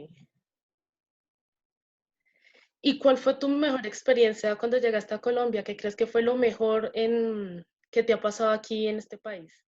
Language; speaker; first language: Spanish; native; Spanish